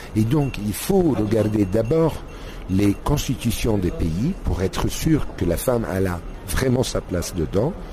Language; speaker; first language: French; non-native, fluent; Arabic